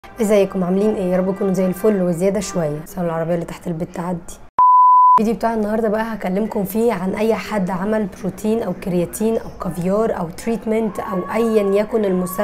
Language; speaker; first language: Arabic; native; Arabic